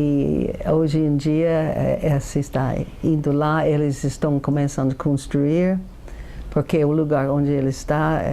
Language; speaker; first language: Portuguese; non-native, fluent; English